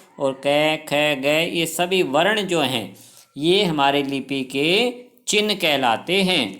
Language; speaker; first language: Hindi; native; Hindi